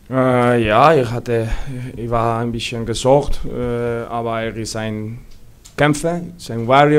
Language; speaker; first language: German; non-native, learner; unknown